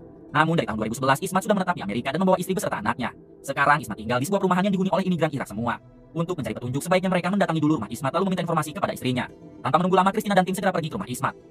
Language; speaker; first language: Indonesian; native; Indonesian